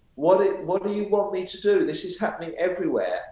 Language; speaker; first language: English; native; English